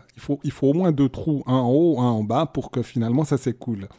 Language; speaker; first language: French; native; French